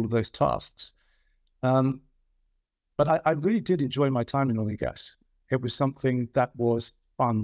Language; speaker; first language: English; native; English